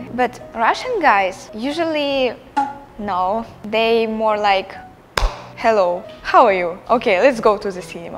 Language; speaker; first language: English; non-native, fluent; Russian